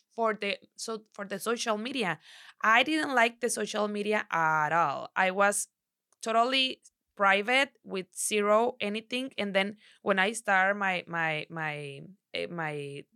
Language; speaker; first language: English; non-native, learner; Spanish